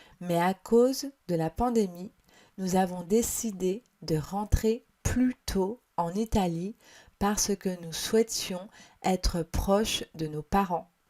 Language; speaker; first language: French; native; French